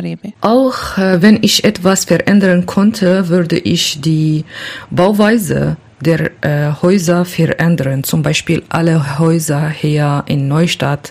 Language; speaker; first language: German; non-native, learner; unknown